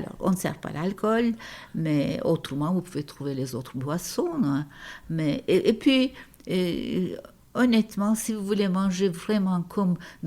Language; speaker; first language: French; non-native, fluent; Turkish